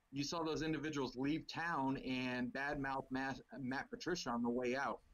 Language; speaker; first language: English; native; English